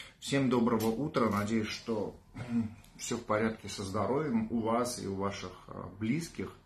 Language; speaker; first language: Russian; non-native, local second language; Armenian